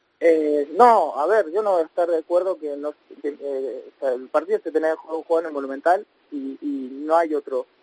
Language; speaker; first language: Spanish; native; Spanish